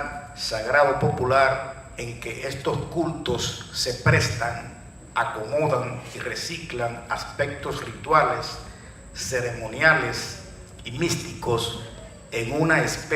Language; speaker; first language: Spanish; native; Spanish